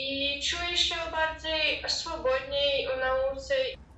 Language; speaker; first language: Polish; non-native, learner; Ukrainian